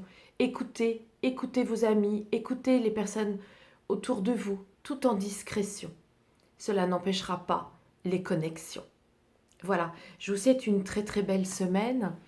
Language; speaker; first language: French; native; French